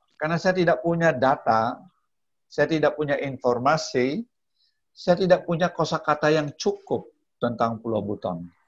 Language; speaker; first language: Indonesian; non-native, local second language; Balinese